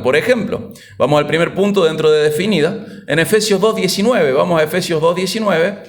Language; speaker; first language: Spanish; native; Spanish